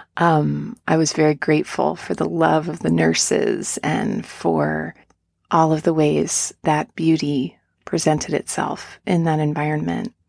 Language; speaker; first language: English; native; English